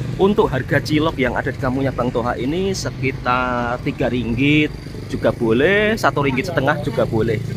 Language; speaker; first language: Indonesian; native; Indonesian